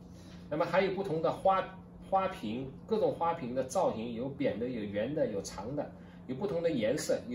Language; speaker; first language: Chinese; native; Chinese